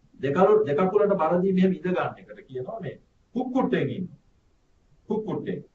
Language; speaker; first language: Sinhala; native; Sinhala